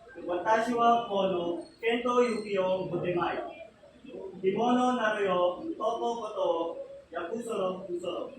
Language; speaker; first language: Japanese; non-native, learner; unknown